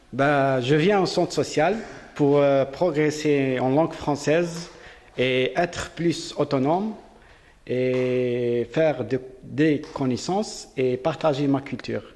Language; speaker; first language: French; non-native, learner; Arabic